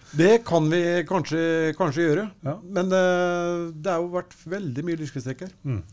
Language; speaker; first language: Norwegian; native; Norwegian